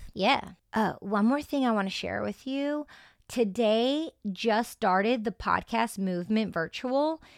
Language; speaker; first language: English; native; English